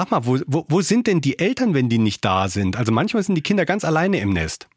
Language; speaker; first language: German; native; German